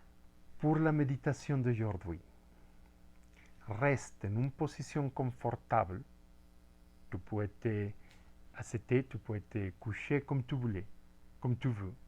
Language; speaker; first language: French; non-native, fluent; Spanish